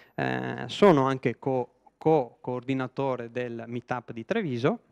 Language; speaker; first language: Italian; native; Italian